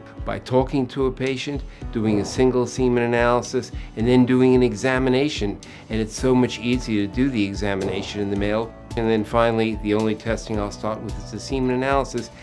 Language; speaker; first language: English; native; English